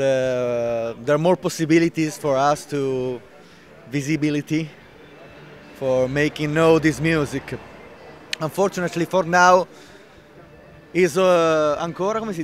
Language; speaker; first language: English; non-native, learner; Italian